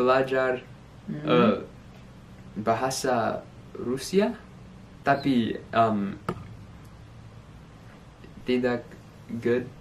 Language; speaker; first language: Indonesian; early bilingual, heritage; English